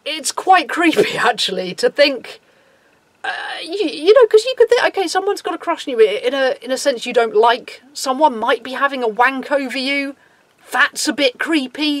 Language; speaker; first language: English; native; English